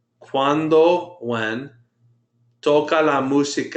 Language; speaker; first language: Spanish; non-native, fluent; English